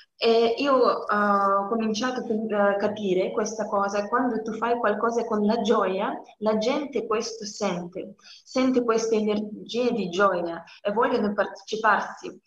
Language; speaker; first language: Italian; non-native, learner; Russian